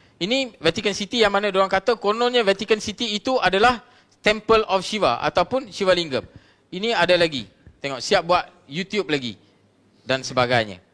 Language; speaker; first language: Malay; non-native, local second language; Tamil